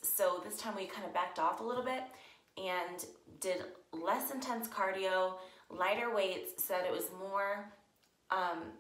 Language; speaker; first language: English; native; English